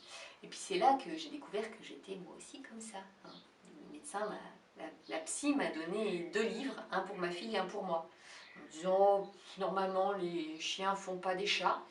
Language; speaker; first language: French; native; French